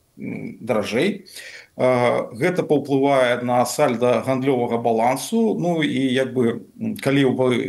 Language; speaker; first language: Belarusian; non-native, local second language; Russian